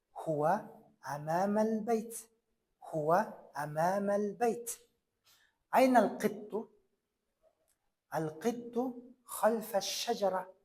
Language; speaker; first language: Arabic; non-native, fluent; Kyrgyz